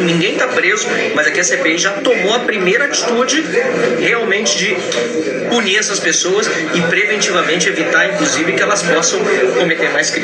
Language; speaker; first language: Portuguese; native; Portuguese